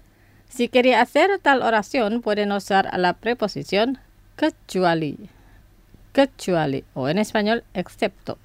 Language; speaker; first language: Spanish; non-native, fluent; Indonesian